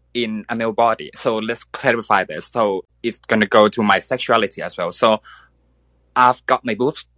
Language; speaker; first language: English; non-native, fluent; Thai